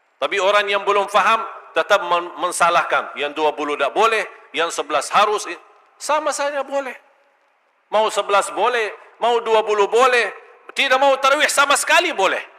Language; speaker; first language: Malay; non-native, fluent; Arabic